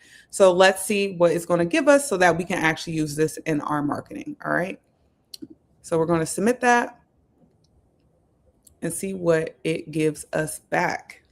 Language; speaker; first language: English; native; English